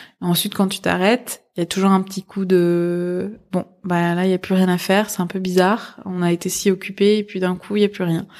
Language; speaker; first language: French; early bilingual, other home language; Persian